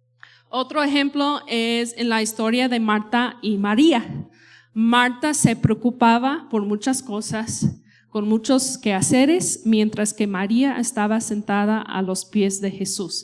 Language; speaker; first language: Spanish; non-native, fluent; English